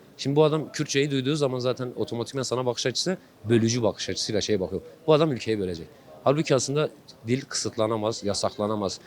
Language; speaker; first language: Turkish; non-native, local second language; Kurdish